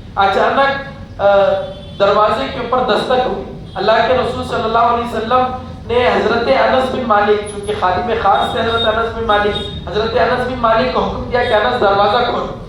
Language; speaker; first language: Urdu; native; Urdu